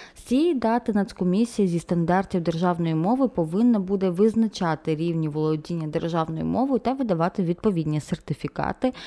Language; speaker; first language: Ukrainian; non-native, local second language; Russian